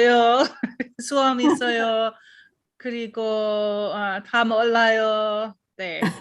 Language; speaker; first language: Korean; non-native, learner; English